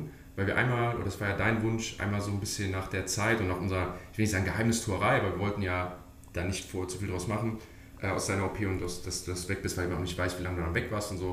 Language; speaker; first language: German; native; German